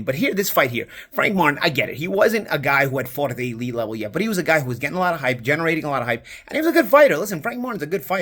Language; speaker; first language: English; native; English